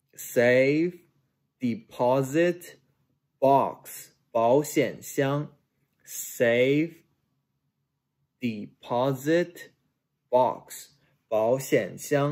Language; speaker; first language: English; non-native, fluent; Chinese